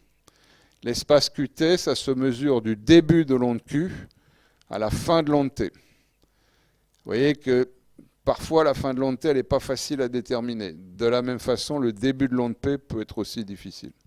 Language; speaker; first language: French; native; French